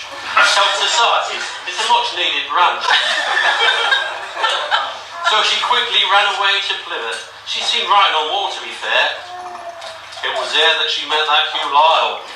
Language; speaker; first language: English; native; English